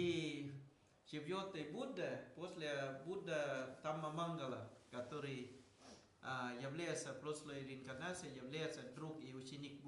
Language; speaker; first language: Russian; non-native, learner; Thai